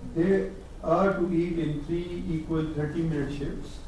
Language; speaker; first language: English; non-native, local second language; Urdu